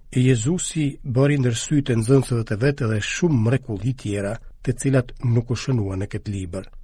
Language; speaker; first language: Albanian; native; Albanian